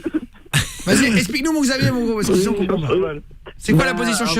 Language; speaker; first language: French; native; French